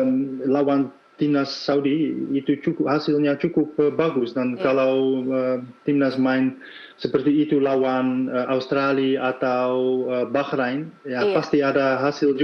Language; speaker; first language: Indonesian; non-native, fluent; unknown